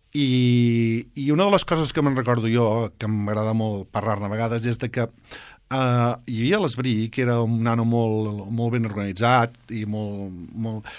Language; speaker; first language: Catalan; native; Catalan